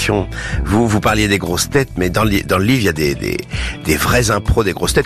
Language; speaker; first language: French; native; French